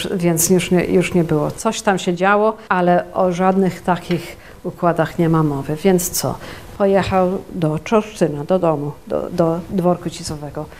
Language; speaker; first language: Polish; early bilingual, heritage; Polish